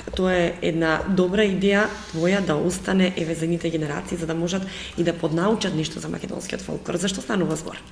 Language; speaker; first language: Macedonian; native; Macedonian